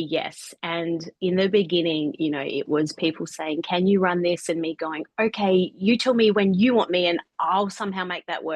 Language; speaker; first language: English; native; English